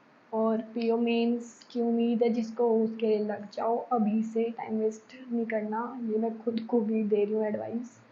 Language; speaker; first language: Hindi; native; Hindi